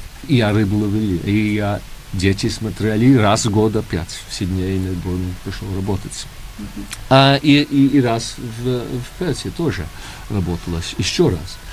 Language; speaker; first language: Russian; early bilingual, heritage; Russian